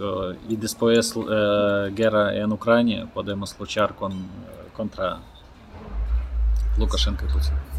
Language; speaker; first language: Spanish; non-native, learner; Russian